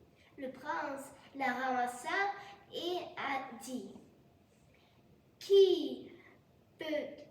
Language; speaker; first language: French; non-native, learner; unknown